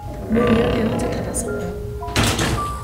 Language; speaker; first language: Korean; non-native, learner; Chinese